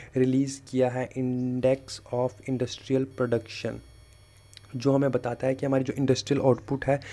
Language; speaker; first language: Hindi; non-native, local second language; Kashmiri